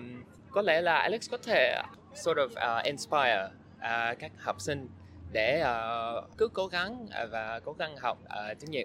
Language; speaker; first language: Vietnamese; non-native, learner; English